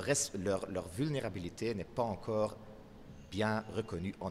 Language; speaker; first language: French; non-native, local second language; Dutch